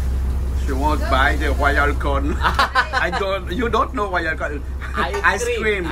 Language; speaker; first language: English; non-native, learner; French